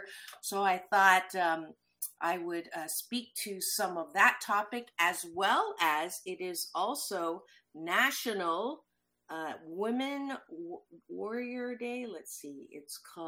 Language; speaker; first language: English; native; English